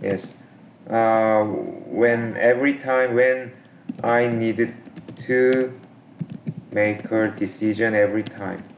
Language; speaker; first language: English; non-native, learner; Korean